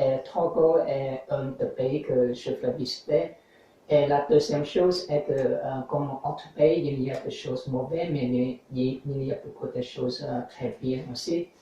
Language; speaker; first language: French; non-native, learner; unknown